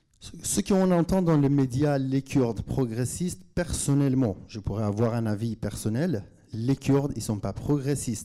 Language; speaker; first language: French; non-native, fluent; Kurdish